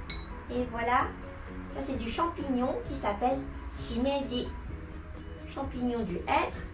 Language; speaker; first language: French; non-native, fluent; Japanese